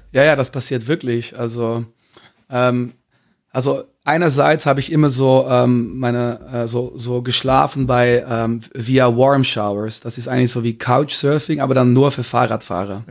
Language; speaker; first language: German; non-native, fluent; Dutch